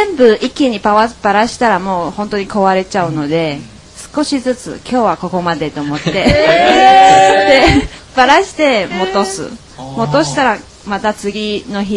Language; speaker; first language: Japanese; non-native, fluent; Chinese